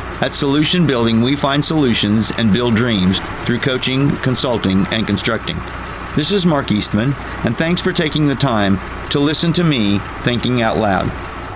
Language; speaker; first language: English; native; English